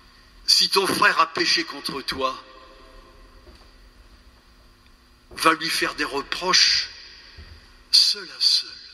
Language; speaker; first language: French; native; French